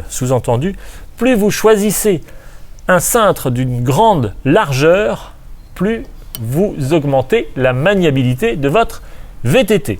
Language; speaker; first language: French; native; French